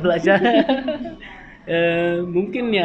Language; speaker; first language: Indonesian; non-native, learner; Arabic